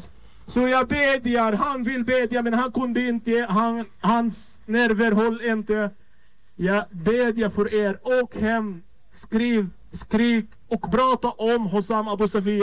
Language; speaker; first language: Swedish; non-native, fluent; Arabic